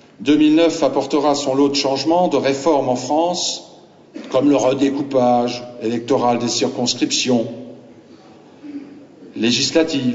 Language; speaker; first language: French; native; French